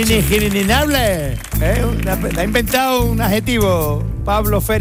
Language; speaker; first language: Spanish; native; Spanish